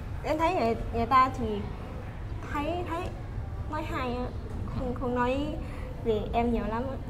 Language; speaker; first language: Vietnamese; non-native, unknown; Lao